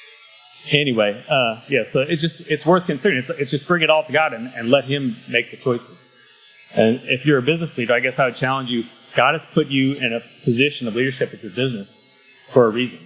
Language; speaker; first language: English; native; English